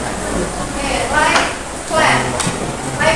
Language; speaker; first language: English; non-native, fluent; Indonesian